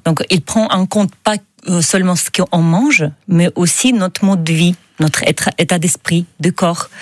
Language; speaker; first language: French; non-native, fluent; Russian